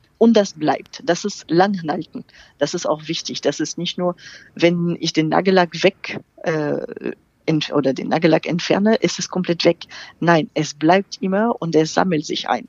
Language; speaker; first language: German; non-native, fluent; French